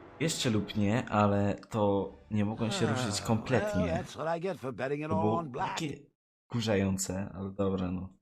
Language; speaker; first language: Polish; native; Polish